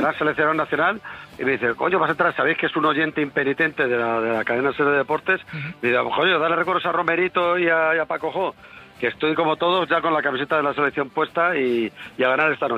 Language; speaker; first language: Spanish; native; Spanish